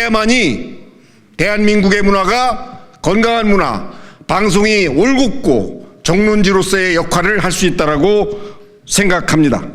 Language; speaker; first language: Korean; native; Korean